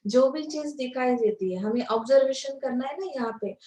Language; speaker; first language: Hindi; non-native, local second language; Marathi